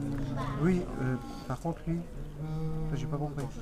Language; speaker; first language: French; native; French